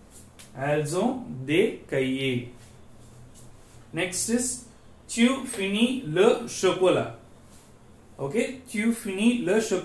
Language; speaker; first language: French; non-native, learner; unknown